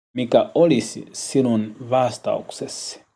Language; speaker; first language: Finnish; non-native, learner; Swahili